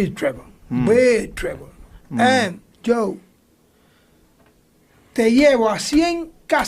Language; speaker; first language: English; non-native, learner; Spanish